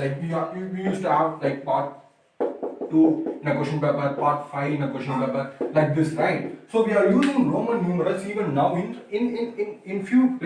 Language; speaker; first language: English; non-native, local second language; Tamil